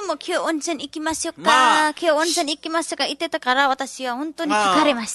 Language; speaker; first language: Japanese; non-native, learner; Nepali